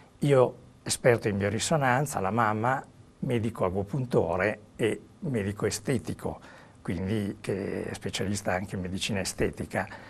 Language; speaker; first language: Italian; native; Italian